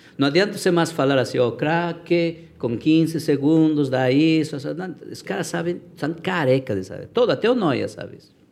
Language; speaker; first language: Portuguese; non-native, fluent; Spanish